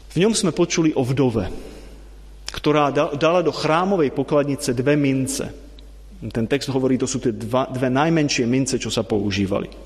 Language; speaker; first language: Slovak; non-native, fluent; Czech